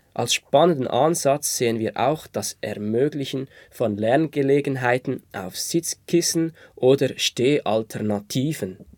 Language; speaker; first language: German; native; German